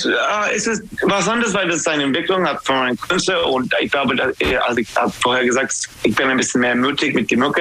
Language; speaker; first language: German; non-native, learner; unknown